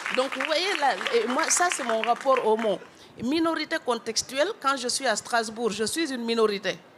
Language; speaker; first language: French; non-native, local second language; Wolof